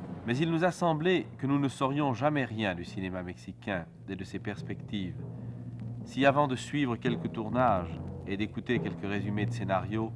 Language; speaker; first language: French; native; French